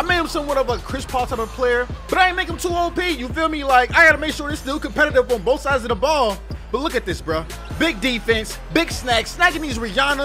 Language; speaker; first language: English; native; English